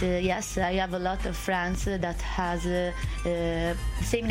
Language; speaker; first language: English; non-native, learner; Italian